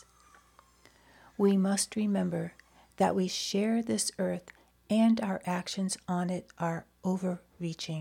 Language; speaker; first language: English; native; English